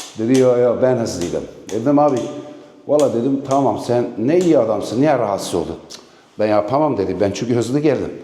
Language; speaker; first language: Turkish; native; Turkish